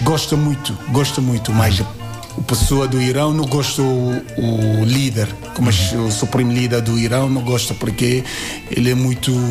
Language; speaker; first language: Portuguese; non-native, learner; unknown